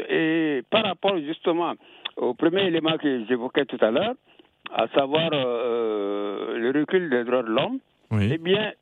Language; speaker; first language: French; non-native, local second language; Bambara